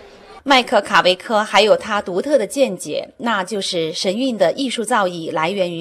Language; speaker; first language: Chinese; native; Chinese